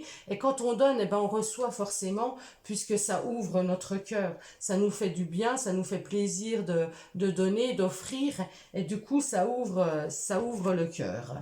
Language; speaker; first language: French; native; French